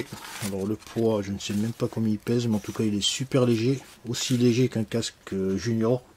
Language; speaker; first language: French; native; French